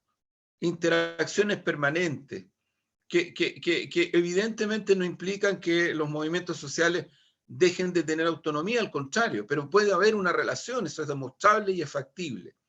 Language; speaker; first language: Spanish; native; Spanish